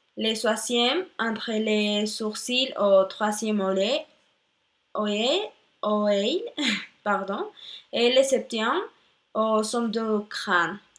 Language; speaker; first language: French; non-native, learner; Spanish